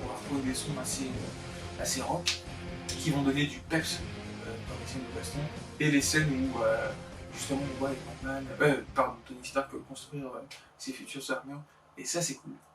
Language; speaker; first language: French; native; French